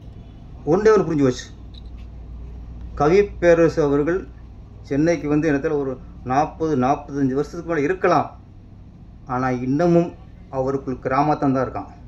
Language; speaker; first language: Tamil; native; Tamil